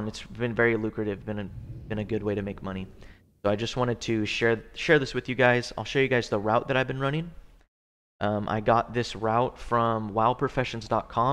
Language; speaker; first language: English; native; English